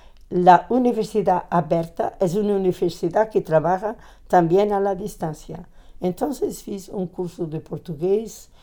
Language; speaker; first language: Spanish; non-native, fluent; Portuguese